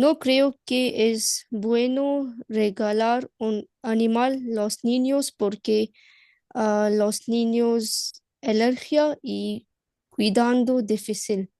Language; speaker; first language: Spanish; non-native, learner; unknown